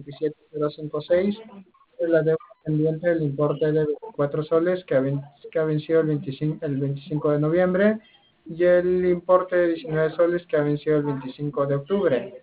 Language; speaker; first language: Spanish; native; Spanish